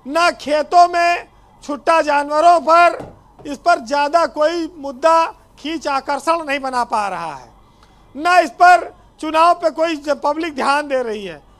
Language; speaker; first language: Hindi; native; Hindi